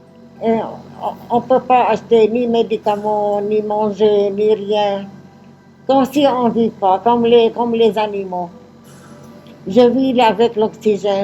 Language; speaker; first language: French; non-native, local second language; Arabic